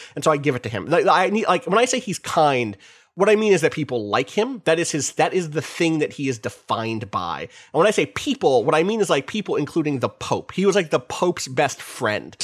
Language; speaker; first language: English; native; English